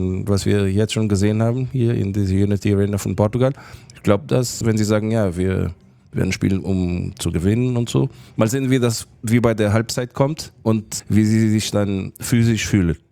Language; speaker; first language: German; non-native, fluent; Portuguese